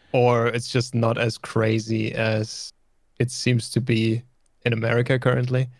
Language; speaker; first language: English; non-native, fluent; German